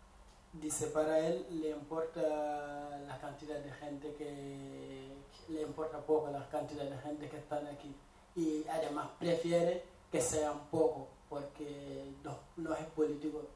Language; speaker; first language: Spanish; non-native, fluent; Wolof